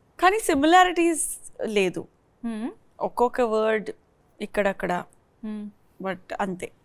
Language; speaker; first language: Telugu; non-native, learner; Kannada